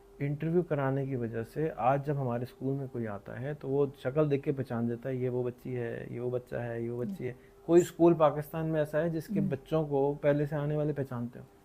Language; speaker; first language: Urdu; native; Urdu